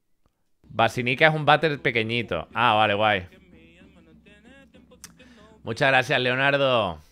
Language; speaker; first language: Spanish; native; Spanish